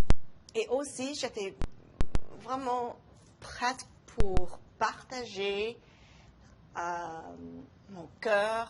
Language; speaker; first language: French; non-native, local second language; English